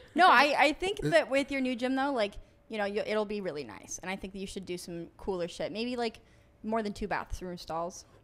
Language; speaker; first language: English; native; English